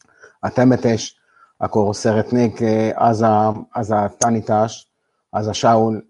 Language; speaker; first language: Hungarian; non-native, learner; Hebrew